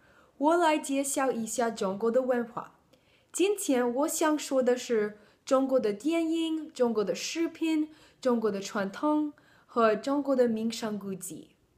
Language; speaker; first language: Chinese; non-native, learner; English